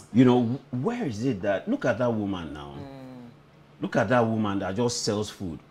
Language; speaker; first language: English; non-native, local second language; Yoruba